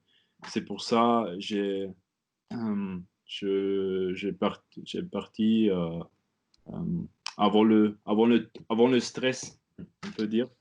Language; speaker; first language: French; non-native, learner; German